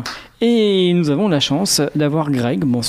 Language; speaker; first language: French; native; French